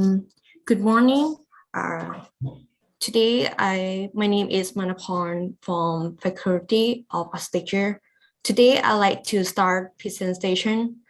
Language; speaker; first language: English; non-native, learner; Lao